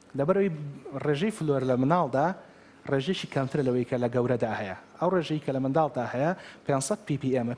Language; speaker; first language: Central Kurdish; native; Central Kurdish